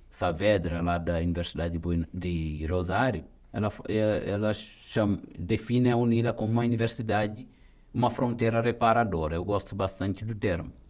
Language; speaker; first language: Portuguese; non-native, fluent; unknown